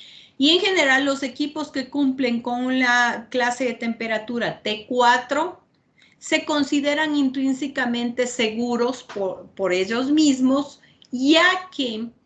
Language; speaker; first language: Spanish; native; Spanish